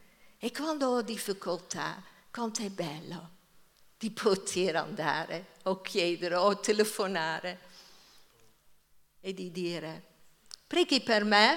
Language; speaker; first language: Italian; non-native, fluent; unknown